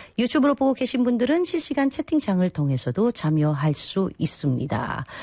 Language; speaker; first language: Korean; non-native, fluent; Filipino